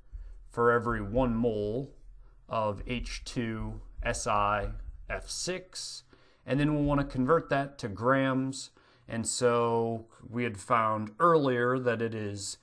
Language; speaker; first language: English; native; English